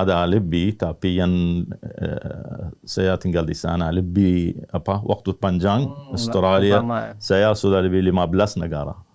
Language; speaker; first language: Indonesian; non-native, learner; Arabic